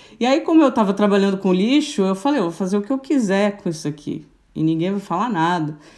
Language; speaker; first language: Portuguese; native; Portuguese